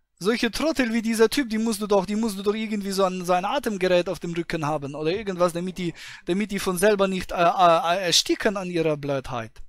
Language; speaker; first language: German; native; German